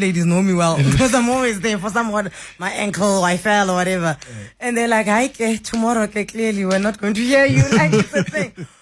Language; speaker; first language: English; non-native, local second language; Xhosa